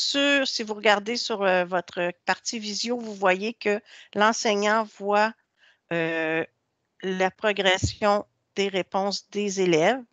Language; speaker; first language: French; native; French